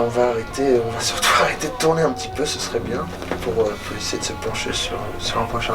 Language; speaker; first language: French; native; French